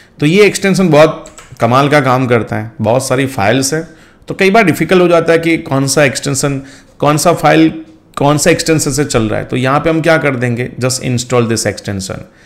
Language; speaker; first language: Hindi; non-native, local second language; Gujarati